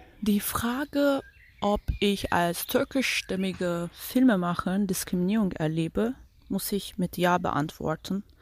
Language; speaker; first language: German; non-native, fluent; Turkish